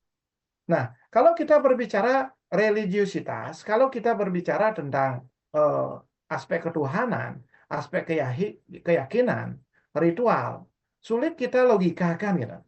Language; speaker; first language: Indonesian; non-native, local second language; Balinese